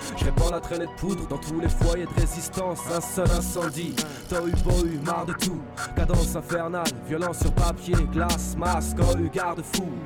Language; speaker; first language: French; native; French